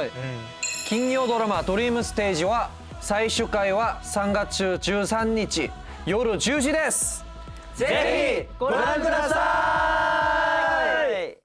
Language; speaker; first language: Japanese; non-native, fluent; Korean